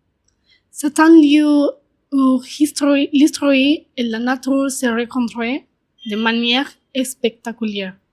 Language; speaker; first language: French; non-native, learner; Spanish